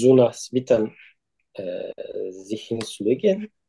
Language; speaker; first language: German; non-native, learner; Turkish